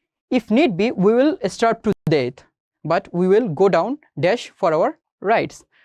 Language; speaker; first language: English; non-native, local second language; Bangla